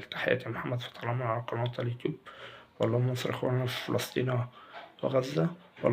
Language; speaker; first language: Arabic; native; Arabic